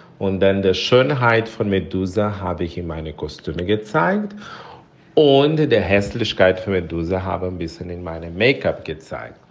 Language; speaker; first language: German; non-native, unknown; Portuguese